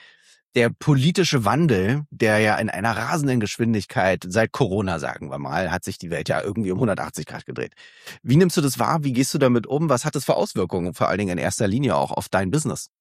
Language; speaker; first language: German; native; German